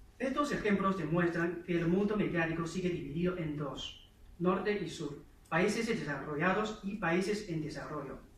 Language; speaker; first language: Spanish; non-native, fluent; Chinese